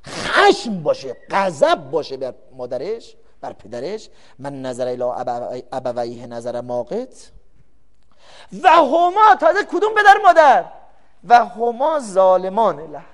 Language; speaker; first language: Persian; native; Persian